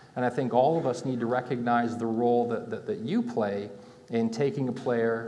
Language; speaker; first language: English; native; English